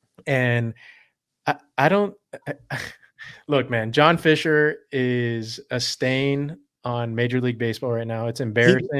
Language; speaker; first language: English; native; English